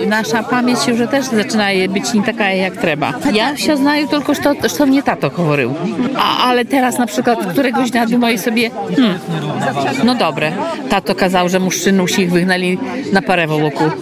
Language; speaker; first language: Polish; non-native, local second language; Belarusian